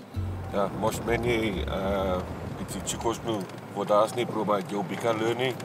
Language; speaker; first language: Hungarian; non-native, learner; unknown